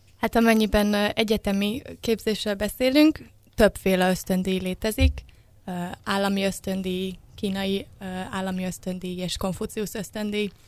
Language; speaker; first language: Hungarian; native; Hungarian